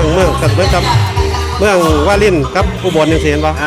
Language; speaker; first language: Thai; non-native, local second language; Northeastern Thai